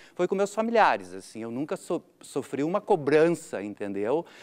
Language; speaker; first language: Portuguese; native; Portuguese